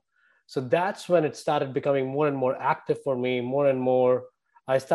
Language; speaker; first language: English; non-native, local second language; Hindi